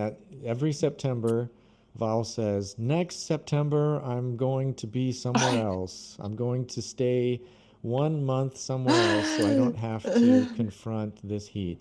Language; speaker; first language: English; non-native, fluent; Portuguese